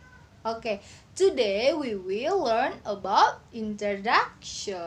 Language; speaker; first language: English; non-native, learner; Indonesian